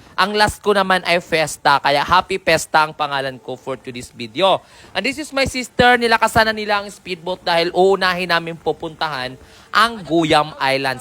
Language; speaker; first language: Filipino; non-native, local second language; Surigaonon